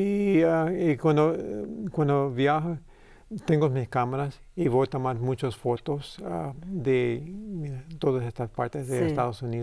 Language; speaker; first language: Spanish; early bilingual, heritage; English